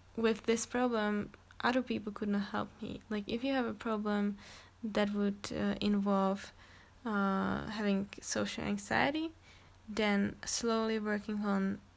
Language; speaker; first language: English; non-native, fluent; Czech